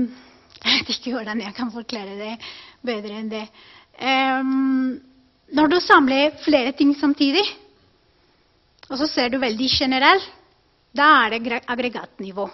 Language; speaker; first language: Norwegian; non-native, fluent; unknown